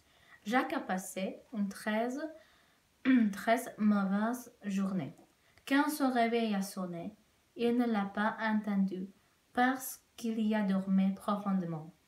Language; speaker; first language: French; non-native, learner; Czech